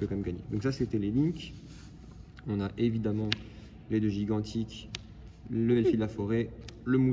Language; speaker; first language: French; native; French